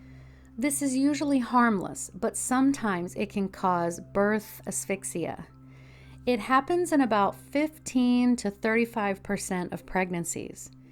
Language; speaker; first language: English; native; English